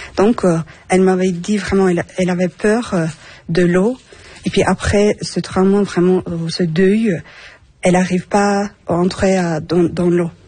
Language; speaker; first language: French; non-native, learner; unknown